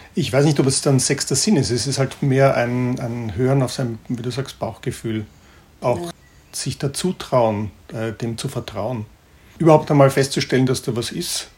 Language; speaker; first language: German; native; German